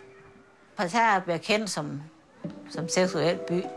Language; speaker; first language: Danish; non-native, learner; Thai